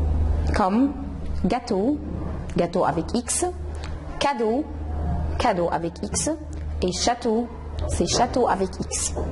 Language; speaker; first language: French; non-native, fluent; Arabic